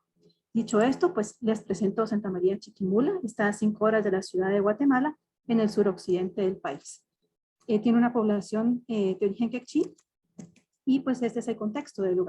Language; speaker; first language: Spanish; native; Spanish